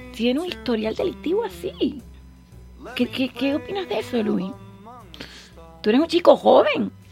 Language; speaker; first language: Spanish; native; Spanish